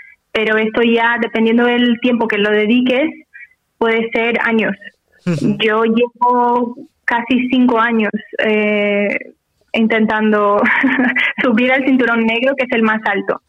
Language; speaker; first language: Spanish; non-native, fluent; Portuguese